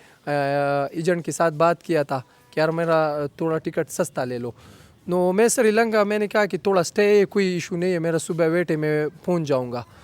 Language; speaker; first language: Hindi; non-native, local second language; Pashto